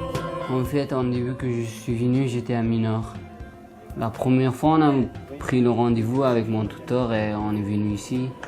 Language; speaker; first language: French; non-native, learner; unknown